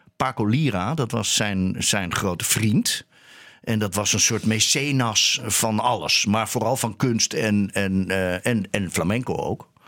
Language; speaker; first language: Dutch; native; Dutch